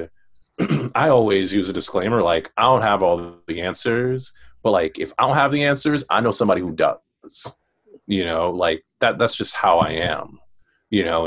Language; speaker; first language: English; native; English